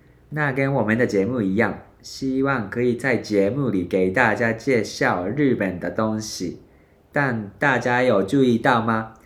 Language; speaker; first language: Chinese; non-native, fluent; Japanese